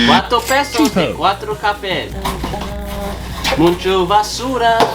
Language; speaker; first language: Spanish; non-native, learner; English